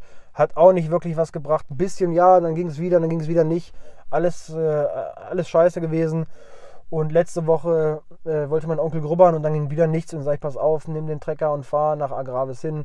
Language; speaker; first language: German; native; German